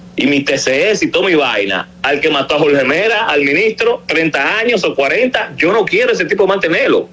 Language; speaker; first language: Spanish; native; Spanish